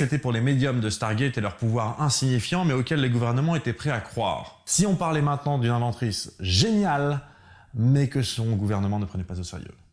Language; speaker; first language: French; native; French